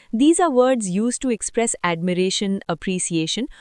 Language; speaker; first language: English; non-native, local second language; Hindi